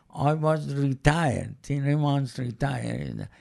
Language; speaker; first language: English; non-native, learner; Persian